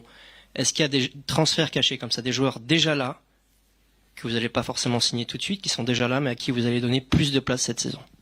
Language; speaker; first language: French; native; French